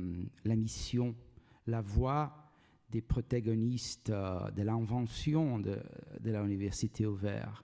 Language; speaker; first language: French; non-native, learner; Portuguese